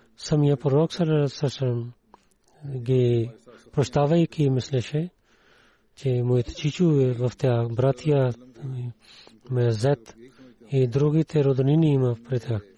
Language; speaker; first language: Bulgarian; non-native, learner; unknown